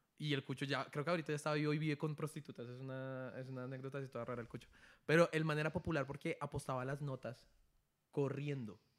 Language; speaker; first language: Spanish; native; Spanish